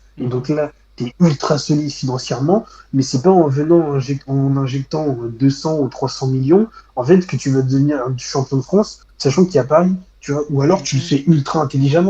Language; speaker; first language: French; native; French